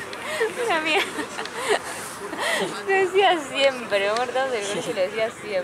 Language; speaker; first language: Spanish; native; Spanish